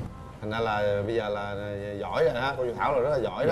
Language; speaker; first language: Vietnamese; native; Vietnamese